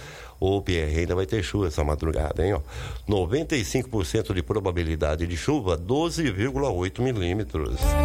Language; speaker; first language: Portuguese; native; Portuguese